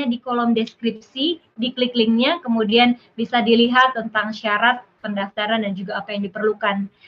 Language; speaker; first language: Indonesian; native; Indonesian